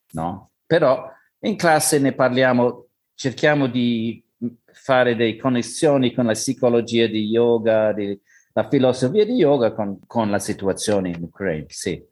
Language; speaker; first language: Italian; non-native, learner; English